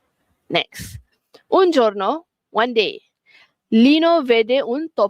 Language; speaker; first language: Italian; non-native, fluent; Malay